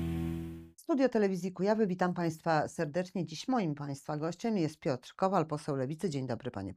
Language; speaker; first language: Polish; native; Polish